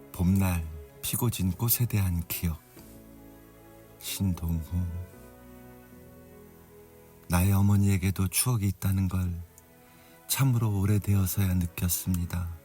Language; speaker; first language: Korean; native; Korean